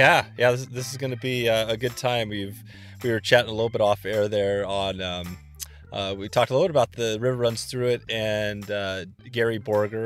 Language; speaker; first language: English; native; English